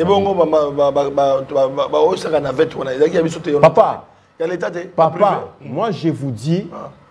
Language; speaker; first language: French; non-native, local second language; Lingala